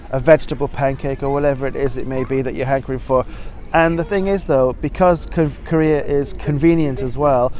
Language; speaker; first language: English; native; English